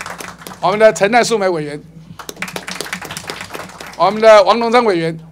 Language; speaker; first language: Chinese; native; Chinese